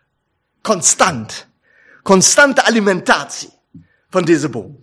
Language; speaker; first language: German; non-native, learner; Dutch